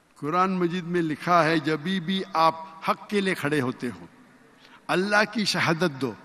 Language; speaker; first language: Urdu; non-native, local second language; Konkani